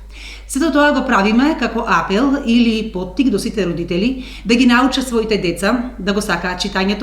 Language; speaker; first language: Macedonian; native; Macedonian